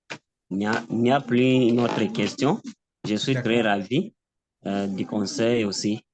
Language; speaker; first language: French; non-native, local second language; Swahili